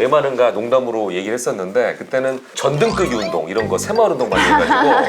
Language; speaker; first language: Korean; native; Korean